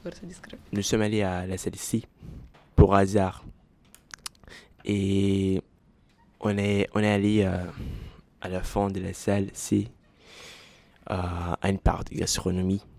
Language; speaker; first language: French; non-native, learner; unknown